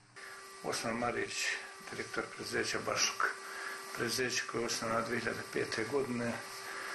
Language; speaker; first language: Croatian; native; Croatian